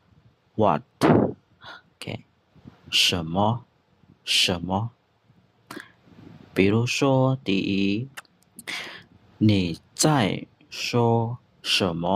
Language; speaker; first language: Chinese; non-native, fluent; Khmer